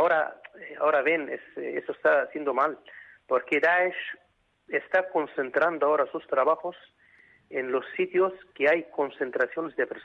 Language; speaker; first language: Spanish; non-native, fluent; Arabic